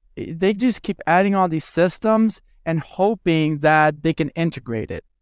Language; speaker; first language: English; early bilingual, other home language; Spanish